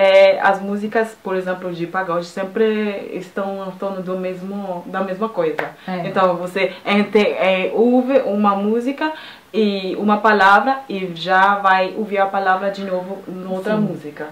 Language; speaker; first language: Portuguese; non-native, fluent; French